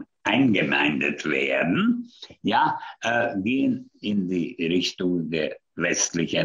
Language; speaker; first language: German; non-native, fluent; Hungarian